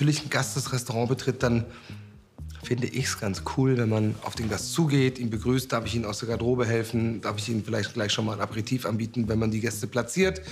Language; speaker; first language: German; native; German